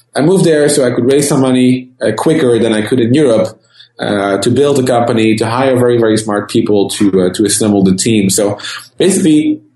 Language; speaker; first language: English; non-native, fluent; Dutch